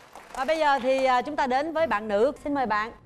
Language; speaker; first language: Vietnamese; native; Vietnamese